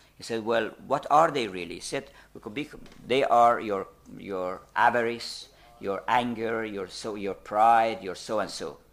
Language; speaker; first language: English; non-native, fluent; Persian